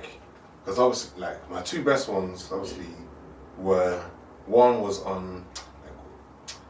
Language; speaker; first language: English; native; English